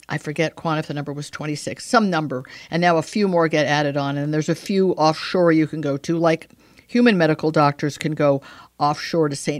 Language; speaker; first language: English; native; English